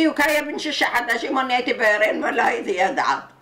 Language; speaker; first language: Hebrew; non-native, learner; Arabic